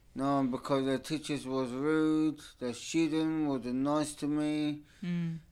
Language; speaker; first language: English; non-native, fluent; Turkish